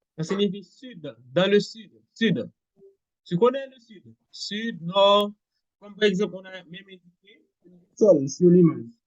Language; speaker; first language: French; non-native, local second language; Haitian Creole